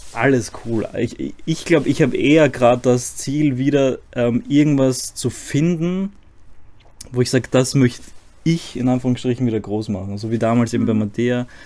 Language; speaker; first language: German; early bilingual, other home language; Croatian